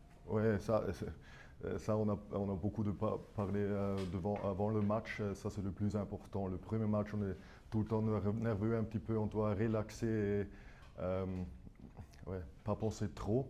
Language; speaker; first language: French; non-native, fluent; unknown